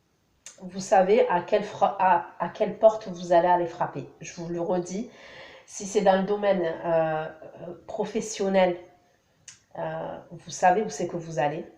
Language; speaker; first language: French; native; French